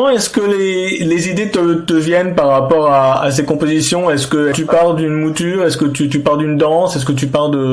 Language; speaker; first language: French; native; French